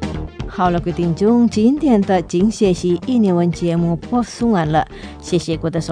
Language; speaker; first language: Chinese; non-native, fluent; Indonesian